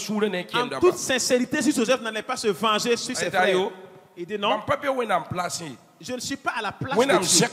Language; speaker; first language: French; non-native, local second language; Mossi